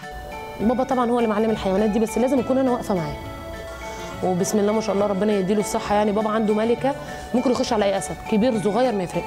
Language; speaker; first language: Arabic; native; Arabic